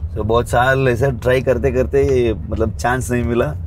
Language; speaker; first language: Hindi; non-native, local second language; Kannada